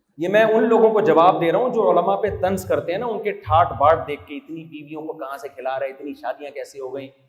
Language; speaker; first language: Urdu; native; Urdu